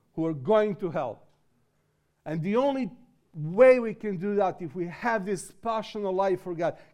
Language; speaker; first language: English; non-native, fluent; Serbian